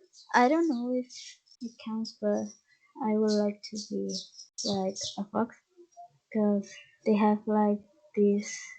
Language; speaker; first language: English; non-native, fluent; Spanish